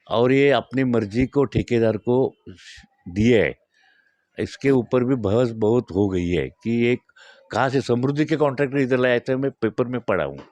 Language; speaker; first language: Hindi; non-native, local second language; Marathi